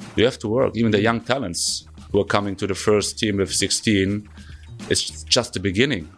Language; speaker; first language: English; non-native, fluent; German